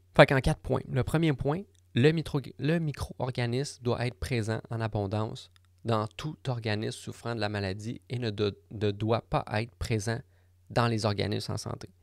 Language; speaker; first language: French; native; French